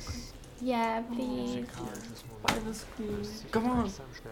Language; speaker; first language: English; non-native, learner; Italian